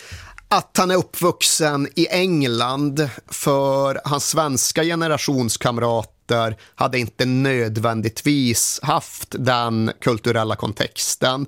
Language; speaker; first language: Swedish; native; Swedish